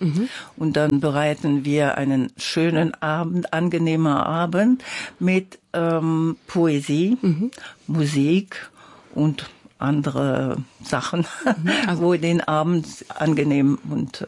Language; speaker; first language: German; non-native, local second language; French